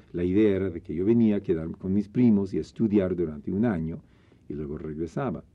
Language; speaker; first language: Spanish; non-native, fluent; English